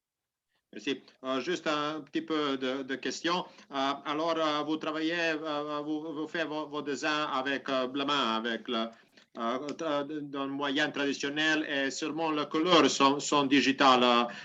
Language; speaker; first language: French; non-native, learner; Serbian